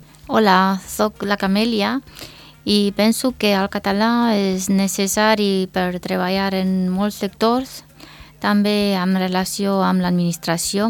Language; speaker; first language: Catalan; non-native, learner; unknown